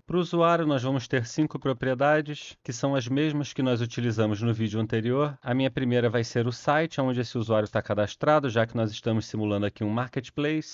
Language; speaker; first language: Portuguese; native; Portuguese